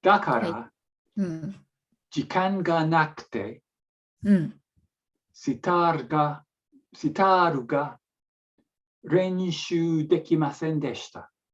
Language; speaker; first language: Japanese; non-native, learner; English